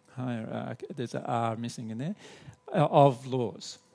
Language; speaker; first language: English; native; English